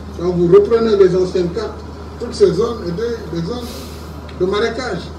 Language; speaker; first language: French; non-native, local second language; Wolof